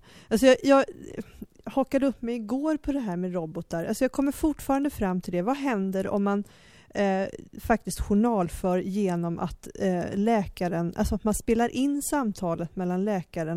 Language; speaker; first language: Swedish; native; Swedish